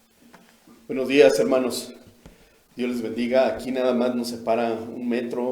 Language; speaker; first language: Spanish; native; Spanish